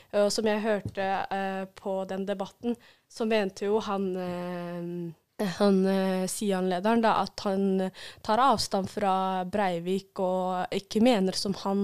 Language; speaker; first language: Norwegian; early bilingual, other home language; Somali